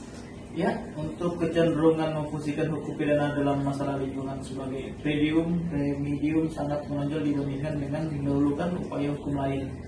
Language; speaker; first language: Indonesian; native; Indonesian